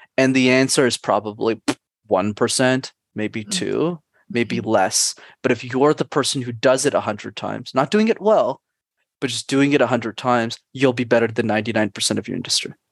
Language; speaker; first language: English; native; English